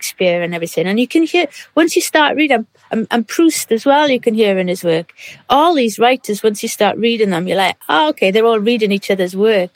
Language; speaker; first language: English; native; English